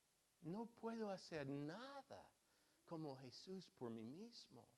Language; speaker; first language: Spanish; non-native, fluent; English